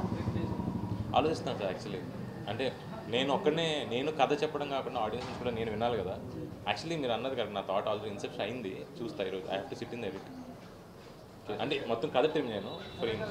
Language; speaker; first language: Telugu; native; Telugu